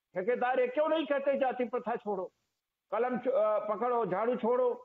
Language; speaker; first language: Hindi; native; Hindi